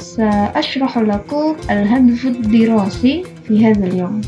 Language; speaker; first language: Arabic; non-native, fluent; Indonesian